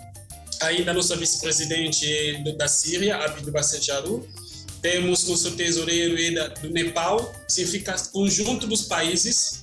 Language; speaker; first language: Portuguese; non-native, fluent; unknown